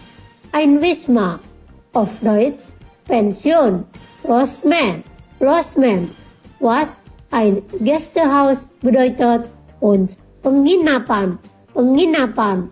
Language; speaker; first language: German; non-native, fluent; Indonesian